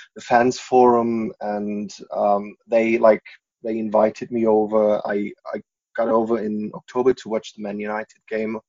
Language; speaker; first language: English; non-native, fluent; German